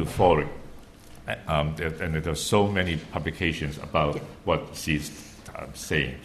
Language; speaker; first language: English; non-native, local second language; Cantonese